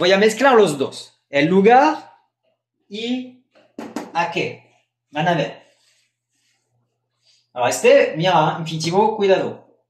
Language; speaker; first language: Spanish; non-native, fluent; French